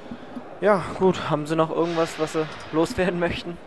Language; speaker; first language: German; native; German